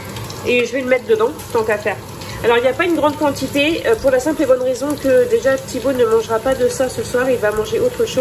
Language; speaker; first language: French; native; French